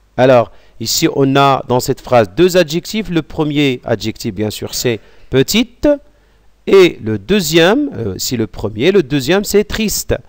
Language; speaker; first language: French; non-native, local second language; Arabic